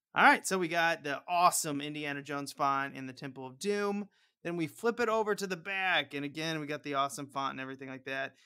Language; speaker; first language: English; native; English